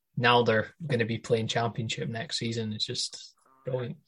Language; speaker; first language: English; native; English